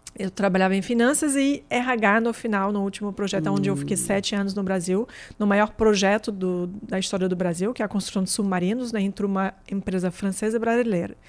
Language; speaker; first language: Portuguese; non-native, fluent; French